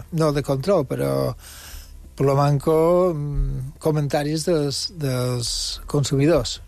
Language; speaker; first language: Catalan; non-native, local second language; English